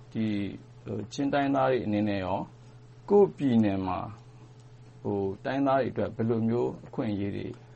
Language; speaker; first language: Burmese; native; Burmese